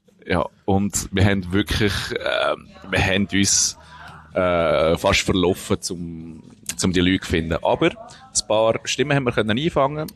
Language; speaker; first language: German; native; German